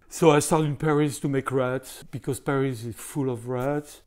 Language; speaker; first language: English; non-native, fluent; French